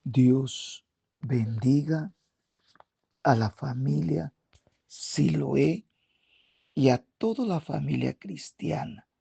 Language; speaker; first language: Spanish; native; Spanish